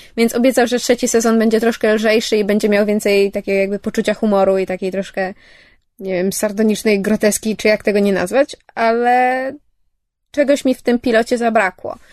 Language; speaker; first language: Polish; early bilingual, heritage; English